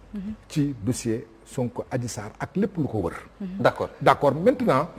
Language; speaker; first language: Wolof; non-native, local second language; Fula